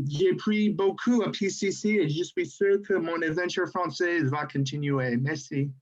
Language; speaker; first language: French; non-native, fluent; English